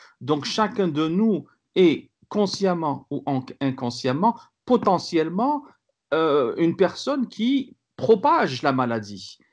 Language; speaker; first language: French; non-native, local second language; Kabyle